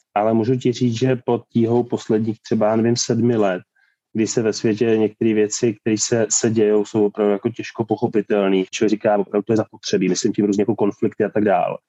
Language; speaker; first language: Czech; native; Czech